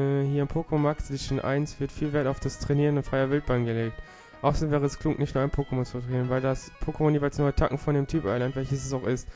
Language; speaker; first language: German; native; German